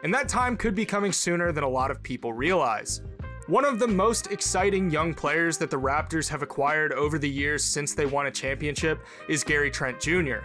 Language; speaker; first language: English; native; English